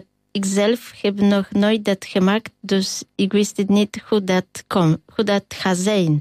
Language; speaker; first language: Dutch; non-native, learner; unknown